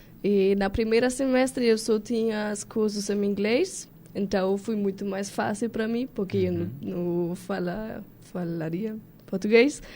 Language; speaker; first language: Portuguese; non-native, learner; German